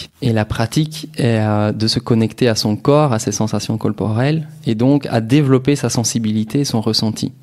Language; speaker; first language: French; native; French